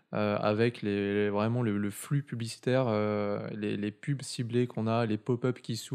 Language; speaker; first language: French; native; French